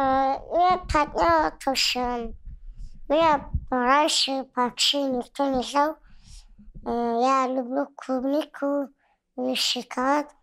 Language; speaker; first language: Russian; non-native, local second language; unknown